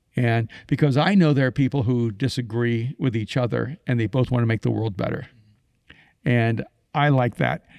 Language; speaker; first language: English; early bilingual, other home language; Spanish